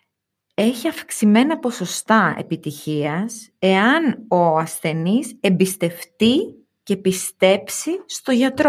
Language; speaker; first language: Greek; native; Greek